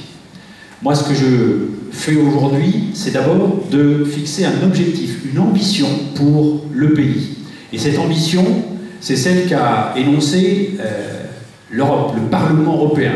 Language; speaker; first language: French; native; French